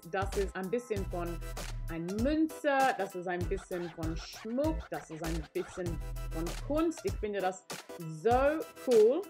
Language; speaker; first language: German; non-native, learner; English